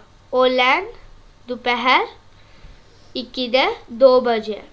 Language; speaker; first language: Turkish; non-native, learner; Urdu